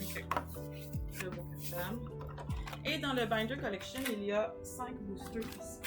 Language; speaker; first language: French; native; French